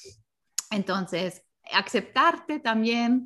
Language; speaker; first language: Spanish; non-native, fluent; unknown